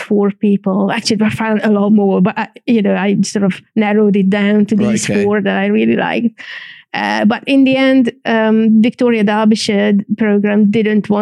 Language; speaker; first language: English; non-native, fluent; Hungarian